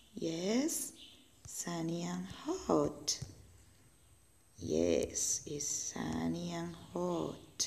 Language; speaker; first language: English; non-native, learner; Spanish